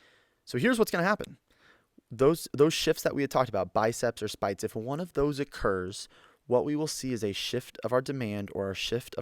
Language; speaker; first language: English; native; English